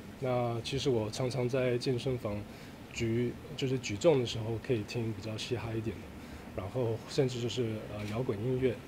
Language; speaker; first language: Chinese; early bilingual, heritage; Chinese